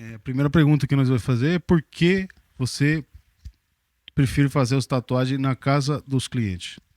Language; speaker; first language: Portuguese; non-native, fluent; English